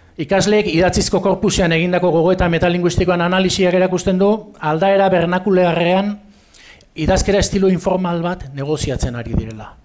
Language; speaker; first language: Basque; native; Basque